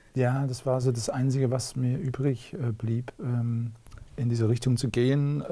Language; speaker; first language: German; non-native, fluent; English